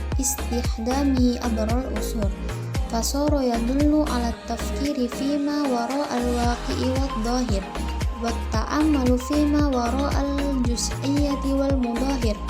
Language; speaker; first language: Arabic; non-native, learner; Indonesian